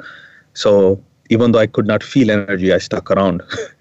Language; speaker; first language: English; non-native, local second language; Kannada